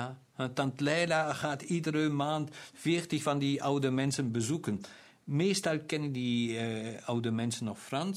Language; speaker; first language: Dutch; non-native, local second language; German